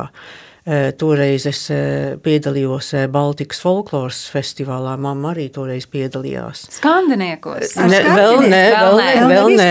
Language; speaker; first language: Latvian; early bilingual, heritage; Latvian